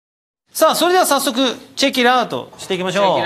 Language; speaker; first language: Japanese; native; Japanese